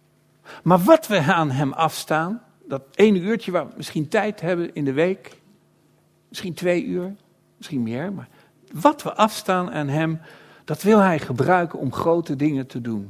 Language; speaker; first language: Dutch; native; Dutch